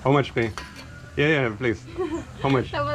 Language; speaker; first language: English; non-native, learner; Lithuanian